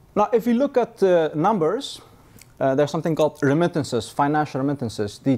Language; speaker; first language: English; non-native, fluent; Persian